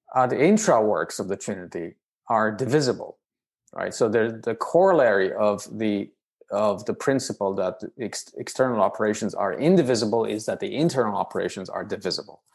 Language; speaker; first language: English; non-native, fluent; Romanian